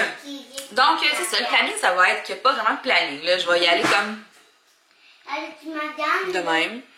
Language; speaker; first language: French; native; French